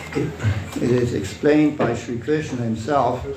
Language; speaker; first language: English; non-native, fluent; German